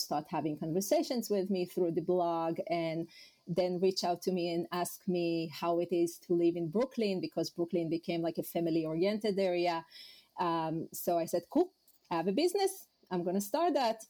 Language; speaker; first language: English; non-native, fluent; Hebrew